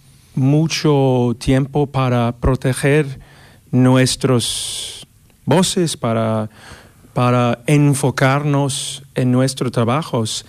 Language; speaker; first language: Spanish; non-native, learner; English